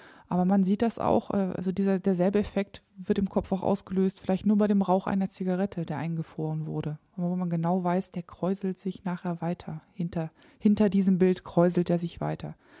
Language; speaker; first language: German; native; German